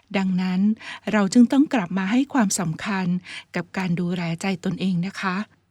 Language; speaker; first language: Thai; native; Thai